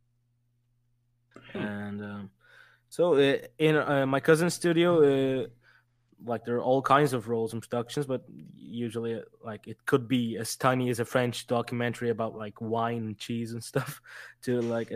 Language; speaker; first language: English; non-native, fluent; Turkish